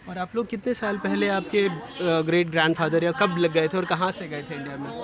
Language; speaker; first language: Hindi; native; Hindi